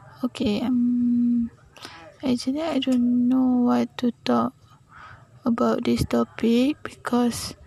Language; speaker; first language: English; non-native, learner; Malay